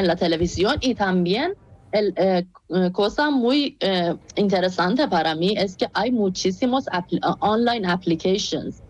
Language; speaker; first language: Spanish; non-native, fluent; Persian